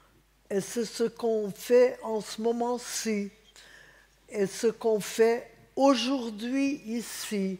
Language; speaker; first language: French; non-native, fluent; Hungarian